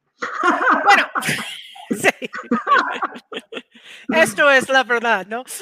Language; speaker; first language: Spanish; non-native, fluent; English